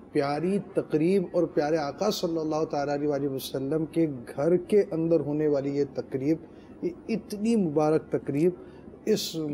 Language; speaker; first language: Urdu; native; Urdu